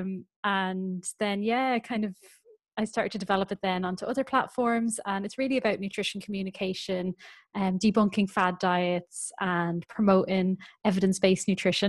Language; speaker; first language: English; native; English